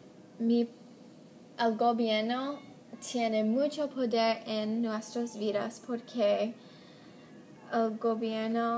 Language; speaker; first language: Spanish; non-native, learner; English